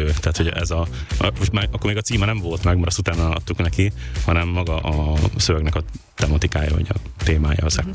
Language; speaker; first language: Hungarian; native; Hungarian